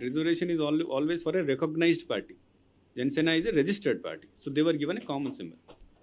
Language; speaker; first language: English; non-native, local second language; Telugu